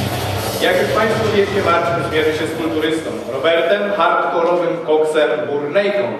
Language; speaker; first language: Polish; native; Polish